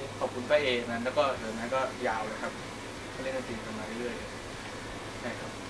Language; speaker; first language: Thai; native; Thai